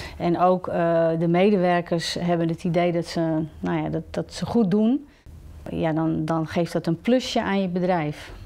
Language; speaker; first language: Dutch; native; Dutch